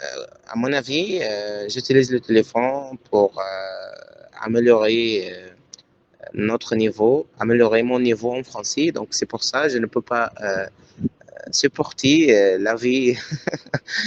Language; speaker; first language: French; non-native, learner; Arabic